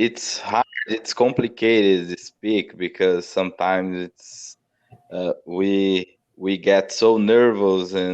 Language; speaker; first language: English; non-native, learner; Portuguese